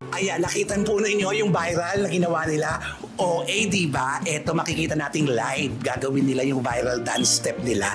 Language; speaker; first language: Filipino; non-native, local second language; Iloko